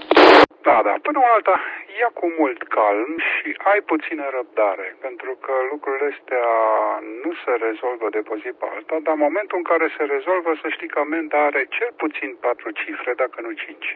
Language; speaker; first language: Romanian; native; Romanian